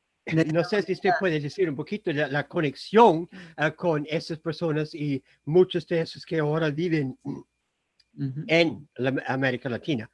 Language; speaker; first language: Spanish; non-native, fluent; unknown